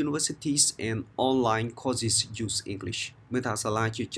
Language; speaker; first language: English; non-native, fluent; Khmer